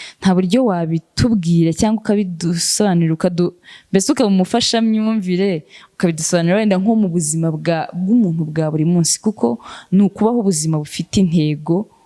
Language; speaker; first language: Kinyarwanda; native; Kinyarwanda